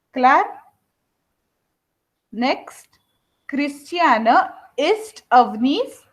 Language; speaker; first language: German; non-native, fluent; Hindi